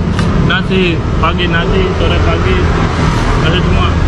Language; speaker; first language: Indonesian; non-native, fluent; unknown